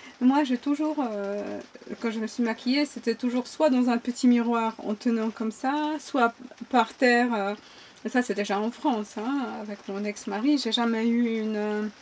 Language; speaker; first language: French; non-native, fluent; Polish